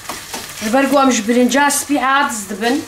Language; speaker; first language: German; non-native, local second language; Kurdish